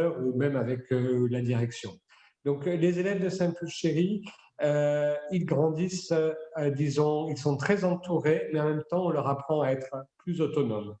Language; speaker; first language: French; native; French